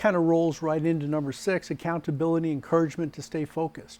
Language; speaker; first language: English; native; English